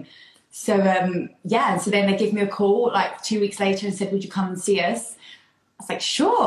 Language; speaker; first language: English; native; English